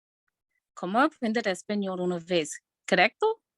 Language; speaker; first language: Spanish; non-native, learner; English